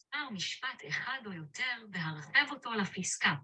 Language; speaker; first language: Hebrew; non-native, learner; English